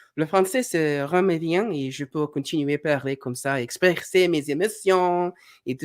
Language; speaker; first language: French; non-native, learner; English